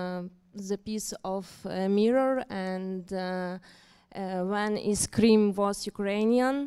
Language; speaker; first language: English; non-native, learner; Ukrainian